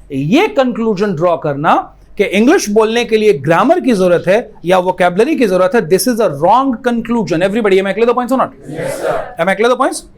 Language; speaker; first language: Hindi; native; Hindi